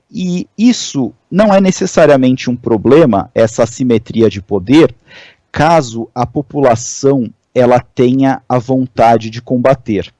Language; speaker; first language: Portuguese; native; Portuguese